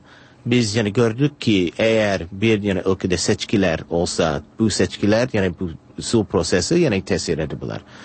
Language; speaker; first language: Turkish; non-native, fluent; English